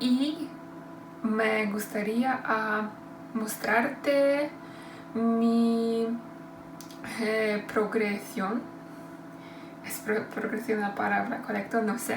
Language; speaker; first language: Spanish; non-native, learner; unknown